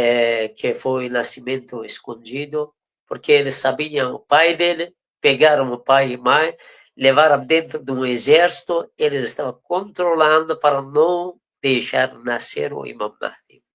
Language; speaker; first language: Portuguese; non-native, fluent; Persian